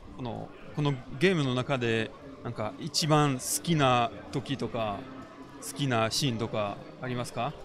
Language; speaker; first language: Japanese; non-native, fluent; French